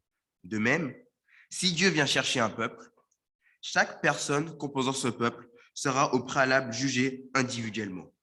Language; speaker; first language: French; native; French